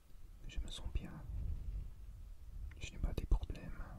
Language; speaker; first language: French; non-native, learner; English